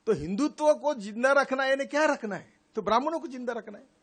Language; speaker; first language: Hindi; non-native, local second language; Marathi